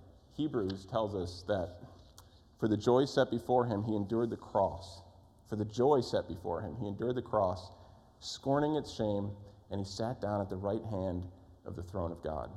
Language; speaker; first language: English; native; English